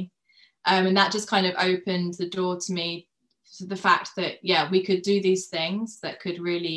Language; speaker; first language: English; native; English